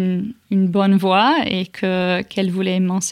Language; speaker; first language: French; non-native, fluent; English